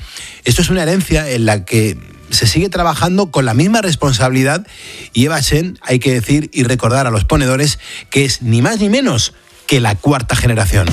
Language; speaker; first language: Spanish; native; Spanish